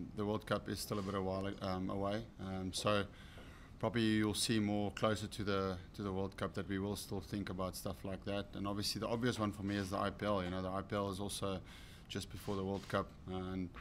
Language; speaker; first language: English; non-native, local second language; Afrikaans